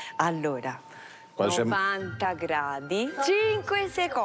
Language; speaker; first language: Italian; non-native, fluent; Japanese